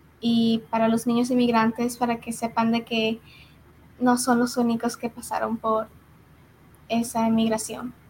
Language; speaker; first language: Spanish; early bilingual, heritage; Spanish